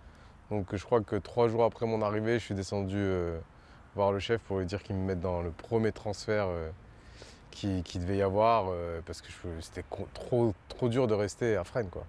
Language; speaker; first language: French; native; French